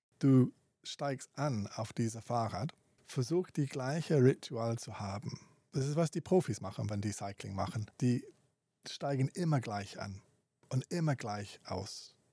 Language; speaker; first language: German; non-native, fluent; English